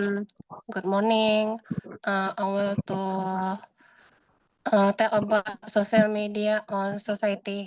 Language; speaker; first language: English; non-native, learner; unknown